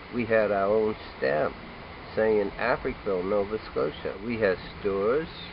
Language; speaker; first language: English; native; English